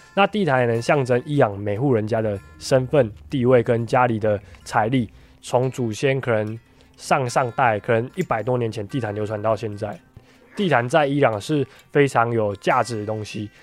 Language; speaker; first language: Chinese; native; Chinese